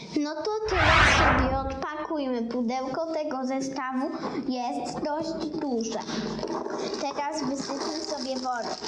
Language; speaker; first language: Polish; native; Polish